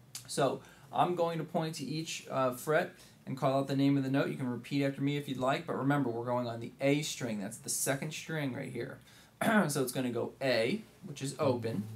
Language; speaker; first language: English; native; English